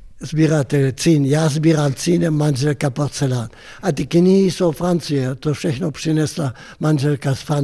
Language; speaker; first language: Czech; non-native, fluent; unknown